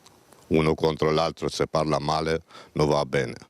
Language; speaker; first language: Italian; non-native, fluent; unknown